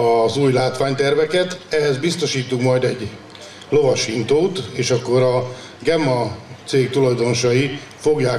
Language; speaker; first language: Hungarian; native; Hungarian